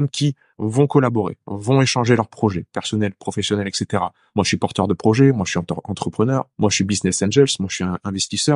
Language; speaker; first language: French; native; French